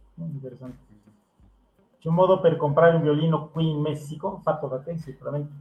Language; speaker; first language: Italian; non-native, fluent; Spanish